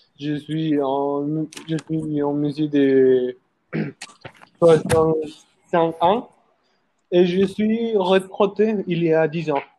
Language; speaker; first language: French; non-native, learner; Spanish